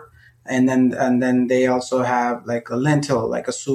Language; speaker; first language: English; non-native, local second language; Nepali